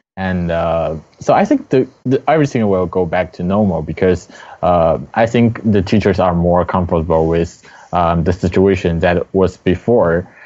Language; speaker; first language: English; non-native, fluent; Chinese